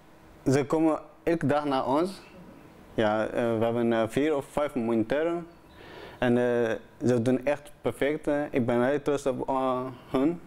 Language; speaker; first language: Dutch; non-native, learner; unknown